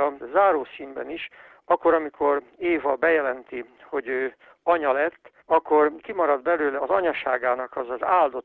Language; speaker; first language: Hungarian; native; Hungarian